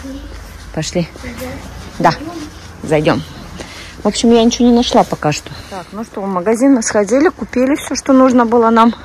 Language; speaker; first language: Russian; native; Russian